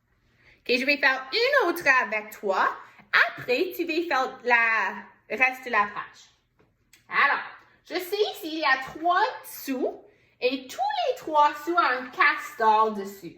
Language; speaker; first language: French; non-native, fluent; English